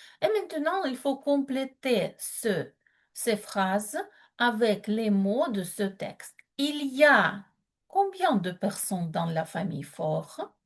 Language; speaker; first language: French; non-native, fluent; Ukrainian